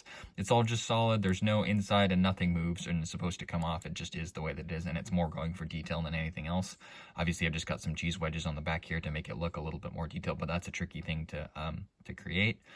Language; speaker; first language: English; native; English